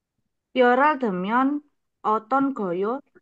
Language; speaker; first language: Korean; non-native, learner; Indonesian